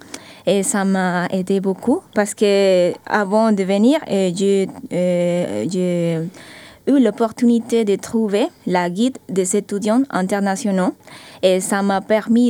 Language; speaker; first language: French; non-native, fluent; Spanish